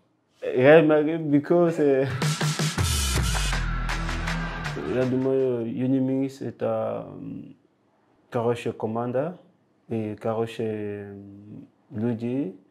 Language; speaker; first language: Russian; non-native, learner; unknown